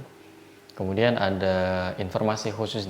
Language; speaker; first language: Indonesian; native; Indonesian